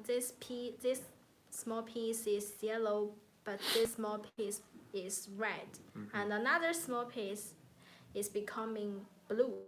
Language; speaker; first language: English; non-native, learner; Chinese